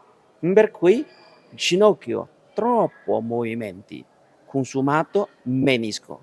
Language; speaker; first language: Italian; non-native, learner; Chinese